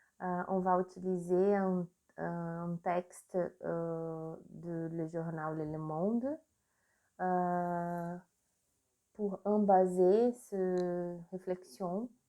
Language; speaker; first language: French; non-native, learner; Portuguese